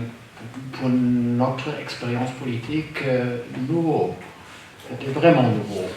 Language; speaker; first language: French; non-native, fluent; German